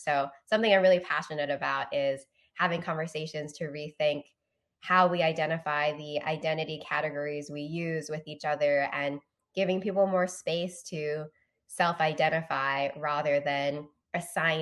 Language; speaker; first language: English; native; English